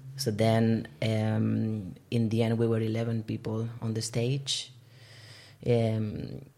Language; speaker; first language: English; non-native, fluent; Spanish